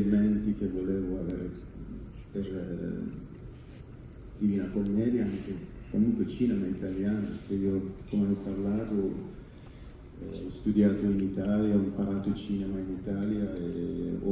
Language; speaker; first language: Italian; non-native, fluent; Persian